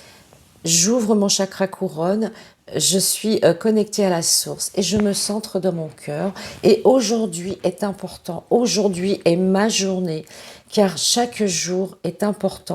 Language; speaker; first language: French; native; French